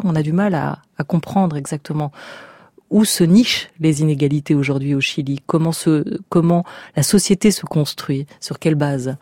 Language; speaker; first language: French; native; French